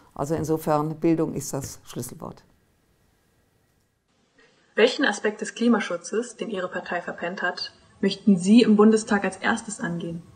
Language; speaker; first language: German; native; German